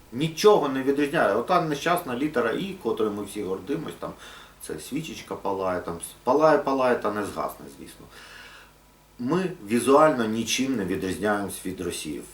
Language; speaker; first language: Ukrainian; non-native, local second language; Russian